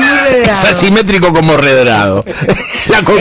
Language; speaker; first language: Spanish; native; Spanish